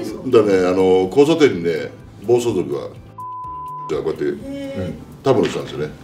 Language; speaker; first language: Japanese; native; Japanese